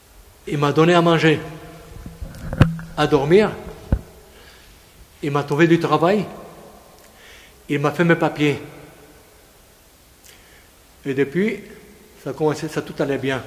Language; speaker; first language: French; non-native, fluent; Greek